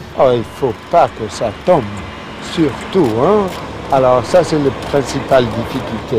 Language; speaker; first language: French; non-native, fluent; English